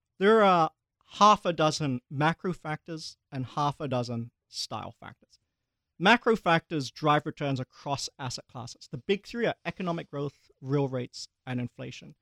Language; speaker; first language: English; early bilingual, other home language; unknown